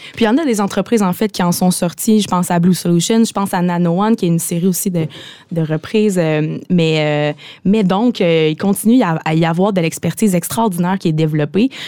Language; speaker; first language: French; native; French